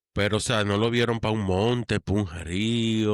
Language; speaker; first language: Spanish; native; Spanish